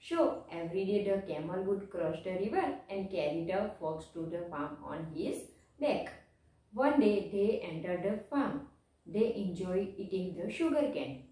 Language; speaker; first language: English; non-native, local second language; Gujarati